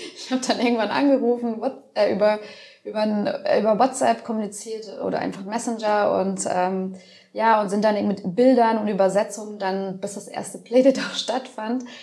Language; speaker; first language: German; early bilingual, other home language; Albanian